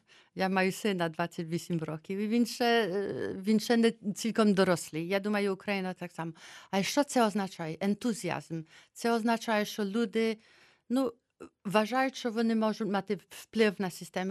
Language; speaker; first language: Ukrainian; early bilingual, heritage; Ukrainian